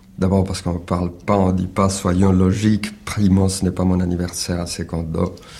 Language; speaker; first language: French; early bilingual, other home language; Spanish